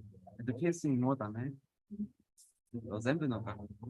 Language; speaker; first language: Japanese; non-native, learner; German